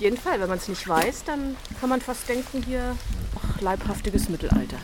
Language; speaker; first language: German; native; German